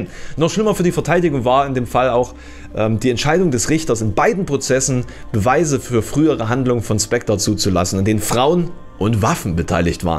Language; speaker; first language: German; native; German